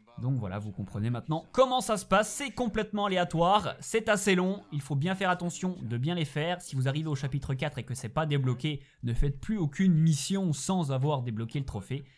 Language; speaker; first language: French; native; French